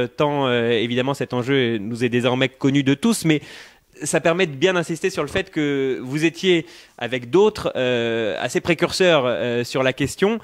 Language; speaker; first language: French; native; French